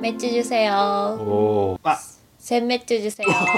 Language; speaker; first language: Korean; non-native, learner; Japanese